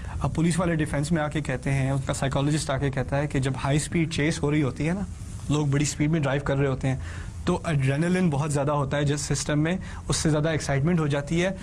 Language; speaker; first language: Urdu; early bilingual, heritage; Urdu